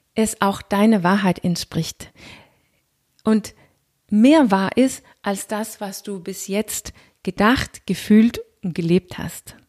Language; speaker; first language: German; non-native, fluent; Danish